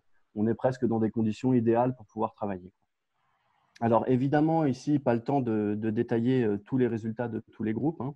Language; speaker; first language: French; native; French